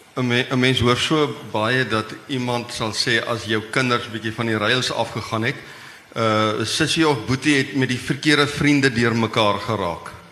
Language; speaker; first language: Afrikaans; native; Afrikaans